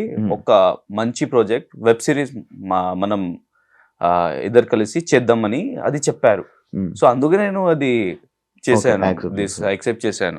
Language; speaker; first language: Telugu; non-native, local second language; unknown